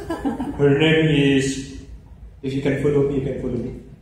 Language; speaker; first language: English; non-native, learner; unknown